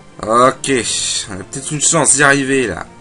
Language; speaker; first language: French; native; French